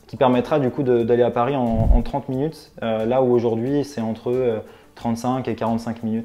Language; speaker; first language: French; native; French